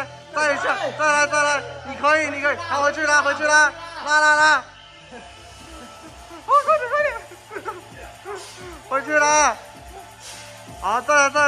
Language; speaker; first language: Chinese; native; Chinese